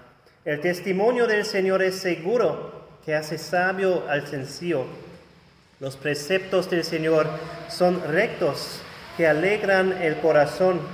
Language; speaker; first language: Spanish; non-native, fluent; German